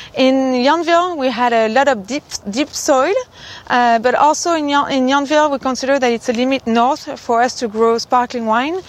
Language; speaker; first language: English; non-native, fluent; French